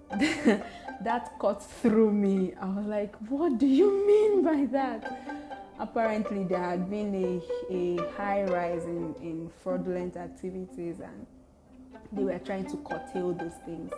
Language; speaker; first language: English; non-native, local second language; Igbo